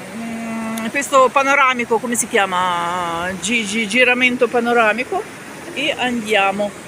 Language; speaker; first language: Italian; non-native, learner; Ukrainian